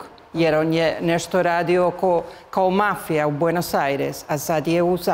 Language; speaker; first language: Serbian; early bilingual, heritage; Spanish